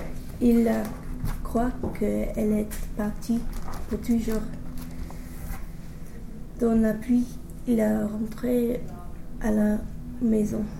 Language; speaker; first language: French; non-native, learner; English